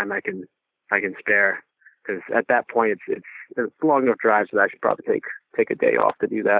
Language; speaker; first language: English; native; English